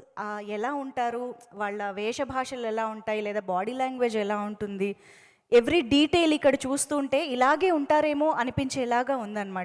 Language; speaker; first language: Telugu; native; Telugu